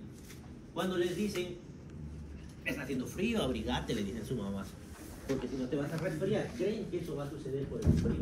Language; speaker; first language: Spanish; native; Spanish